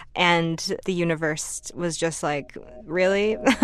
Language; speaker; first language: English; native; English